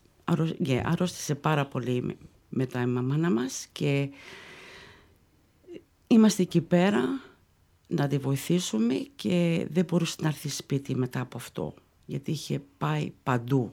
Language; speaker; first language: Greek; early bilingual, heritage; Greek